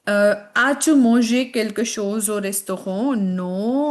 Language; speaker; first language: French; non-native, fluent; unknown